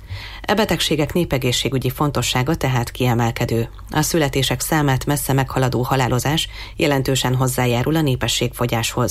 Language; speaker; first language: Hungarian; native; Hungarian